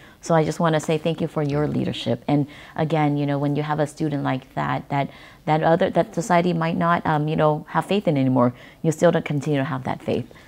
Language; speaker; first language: English; early bilingual, other home language; Vietnamese